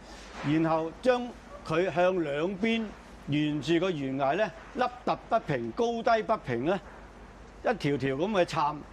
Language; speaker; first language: Cantonese; native; Cantonese